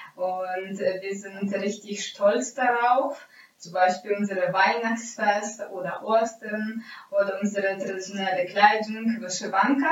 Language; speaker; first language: German; non-native, fluent; Ukrainian